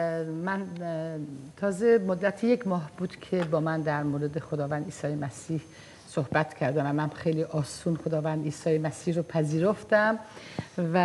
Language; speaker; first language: Persian; non-native, fluent; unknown